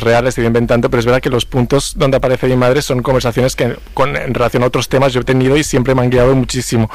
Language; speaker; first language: Spanish; native; Spanish